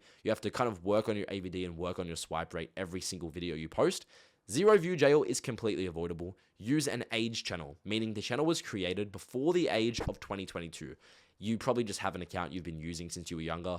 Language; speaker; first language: English; native; English